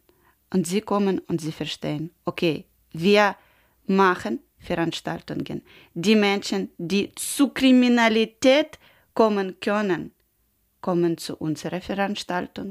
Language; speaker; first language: German; non-native, learner; Ukrainian